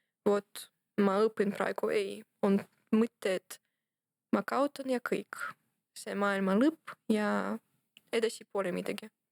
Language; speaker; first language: Estonian; non-native, local second language; Russian